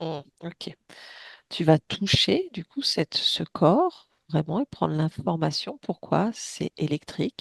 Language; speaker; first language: French; native; French